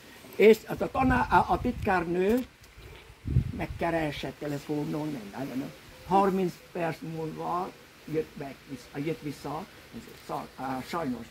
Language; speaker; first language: Hungarian; non-native, learner; Vietnamese